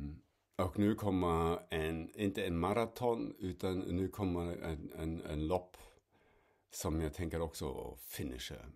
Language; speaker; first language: Swedish; non-native, fluent; German